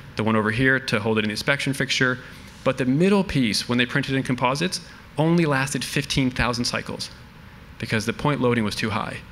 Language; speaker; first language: English; native; English